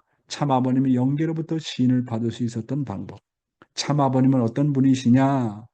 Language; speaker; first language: Korean; native; Korean